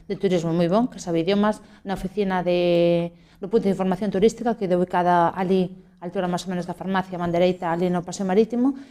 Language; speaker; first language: Galician; native; Galician